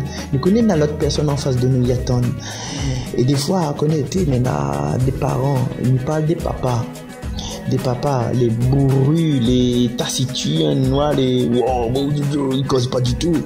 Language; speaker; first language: French; non-native, learner; Réunion Creole French